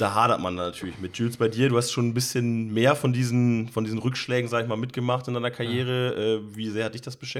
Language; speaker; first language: German; native; German